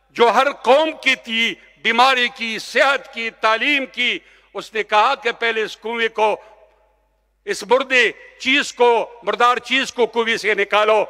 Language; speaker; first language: Urdu; non-native, local second language; Pashto